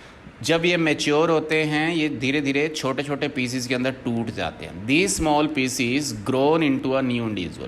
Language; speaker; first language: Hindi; native; Hindi